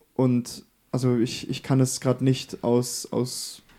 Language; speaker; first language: German; native; German